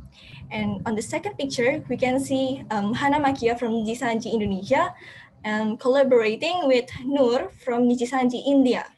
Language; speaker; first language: English; non-native, fluent; Indonesian